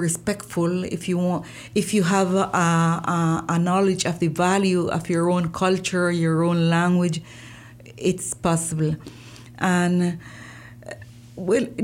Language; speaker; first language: English; non-native, fluent; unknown